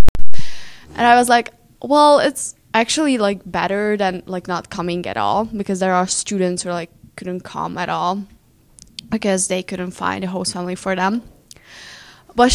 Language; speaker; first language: English; non-native, fluent; Hungarian